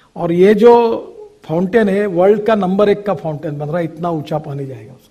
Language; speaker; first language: Hindi; non-native, local second language; Marathi